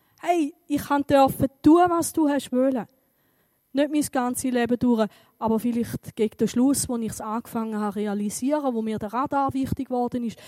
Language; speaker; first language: German; native; German